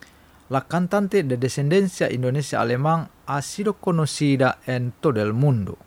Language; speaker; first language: Spanish; non-native, fluent; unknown